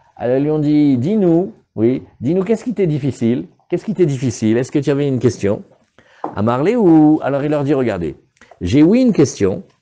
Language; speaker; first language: French; native; French